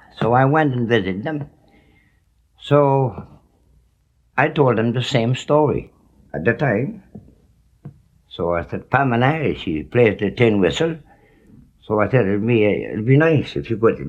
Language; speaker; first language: English; non-native, local second language; French